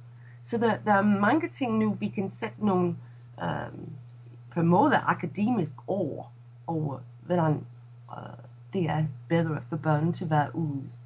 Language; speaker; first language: Danish; non-native, fluent; English